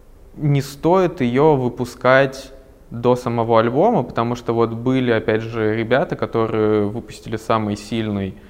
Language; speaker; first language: Russian; native; Russian